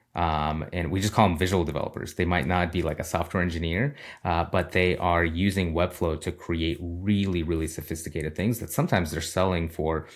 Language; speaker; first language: English; early bilingual, other home language; Russian